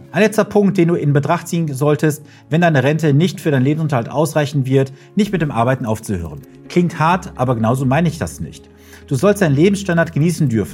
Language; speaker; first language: German; native; German